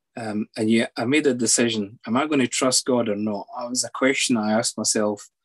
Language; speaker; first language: English; native; English